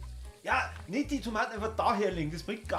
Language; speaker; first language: German; native; German